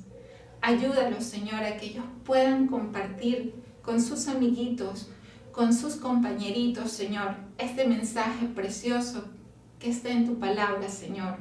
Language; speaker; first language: Spanish; native; Spanish